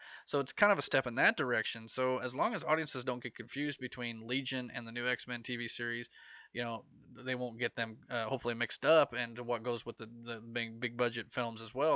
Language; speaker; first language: English; native; English